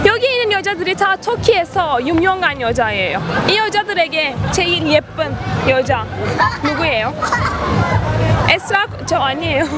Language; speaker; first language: Korean; non-native, learner; Turkish